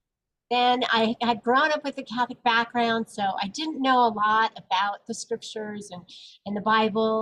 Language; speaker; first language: English; native; English